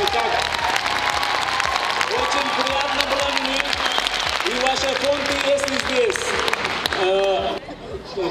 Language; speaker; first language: Russian; non-native, learner; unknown